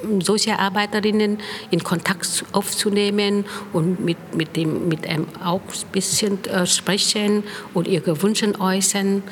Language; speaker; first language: German; non-native, fluent; Vietnamese